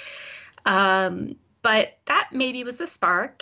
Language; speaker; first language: English; native; English